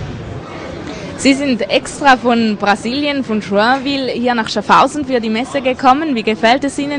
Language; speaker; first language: German; native; German